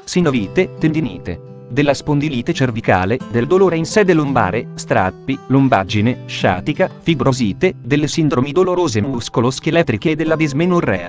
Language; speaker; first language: Italian; native; Italian